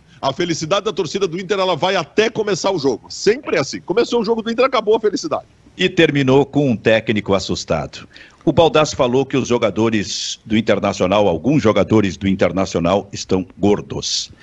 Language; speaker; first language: Portuguese; native; Portuguese